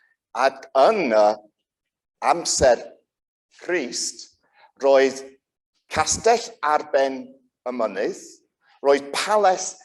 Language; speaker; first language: Welsh; non-native, local second language; English